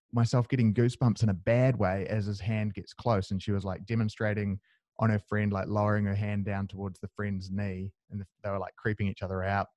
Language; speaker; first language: English; native; English